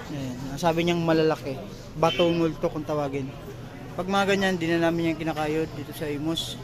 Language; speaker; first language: Filipino; native; Filipino